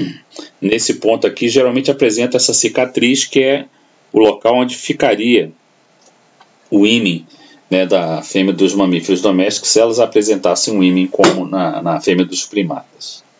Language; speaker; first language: Portuguese; native; Portuguese